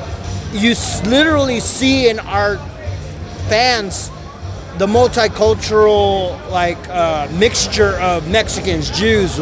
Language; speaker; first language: English; native; English